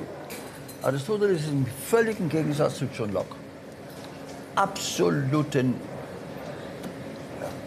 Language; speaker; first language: German; native; German